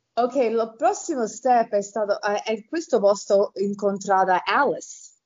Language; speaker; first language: Italian; early bilingual, heritage; Italian